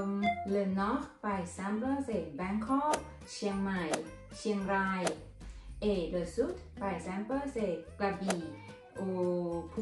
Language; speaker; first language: French; non-native, fluent; Thai